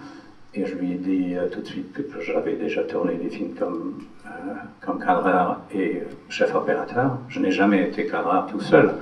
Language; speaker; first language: French; non-native, fluent; English